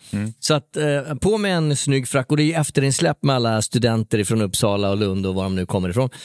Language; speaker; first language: Swedish; native; Swedish